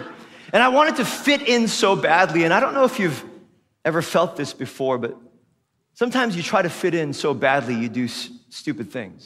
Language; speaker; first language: English; non-native, local second language; Filipino